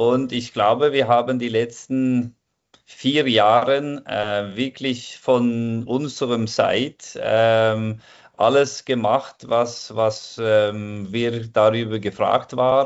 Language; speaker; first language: German; non-native, fluent; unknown